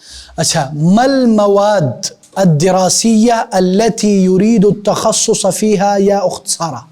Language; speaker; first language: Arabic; non-native, fluent; Urdu